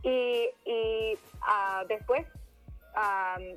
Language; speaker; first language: Spanish; early bilingual, other home language; English